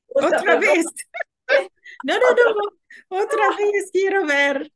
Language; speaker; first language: Spanish; non-native, fluent; English